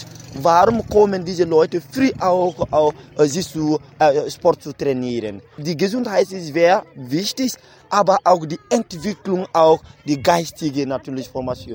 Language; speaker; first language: German; non-native, learner; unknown